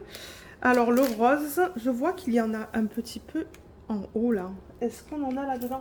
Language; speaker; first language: French; native; French